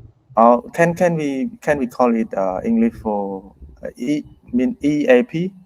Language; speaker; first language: English; non-native, learner; Khmer